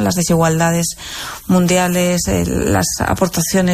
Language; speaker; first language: Spanish; native; Spanish